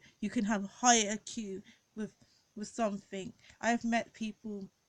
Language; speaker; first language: English; native; English